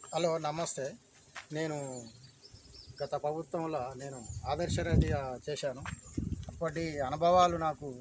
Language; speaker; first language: Telugu; native; Telugu